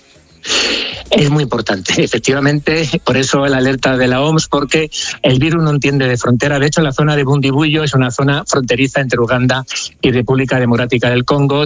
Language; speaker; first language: Spanish; native; Spanish